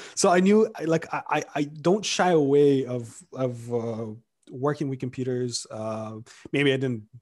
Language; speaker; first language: English; early bilingual, other home language; Romanian